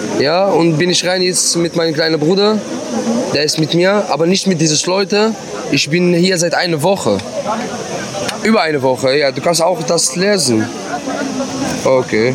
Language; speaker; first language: German; non-native, fluent; Arabic